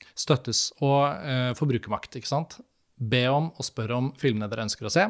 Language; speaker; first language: Norwegian; native; Norwegian